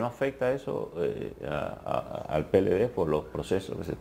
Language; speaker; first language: Spanish; native; Spanish